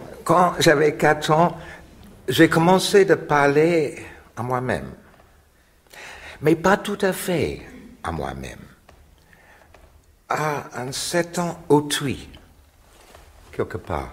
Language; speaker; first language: French; non-native, fluent; English